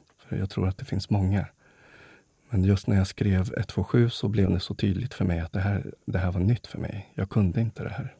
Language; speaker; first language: Swedish; early bilingual, other home language; Spanish